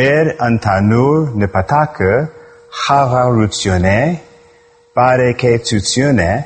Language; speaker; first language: Armenian; non-native, learner; English